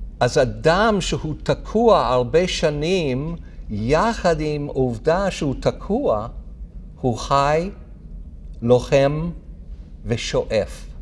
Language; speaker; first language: Hebrew; non-native, fluent; English